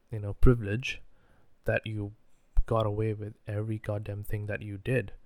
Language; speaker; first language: English; non-native, local second language; Urdu